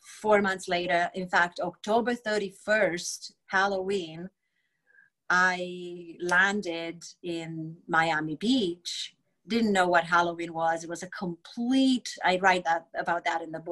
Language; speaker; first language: English; non-native, fluent; Romanian